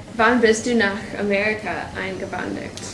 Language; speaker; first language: German; non-native, learner; English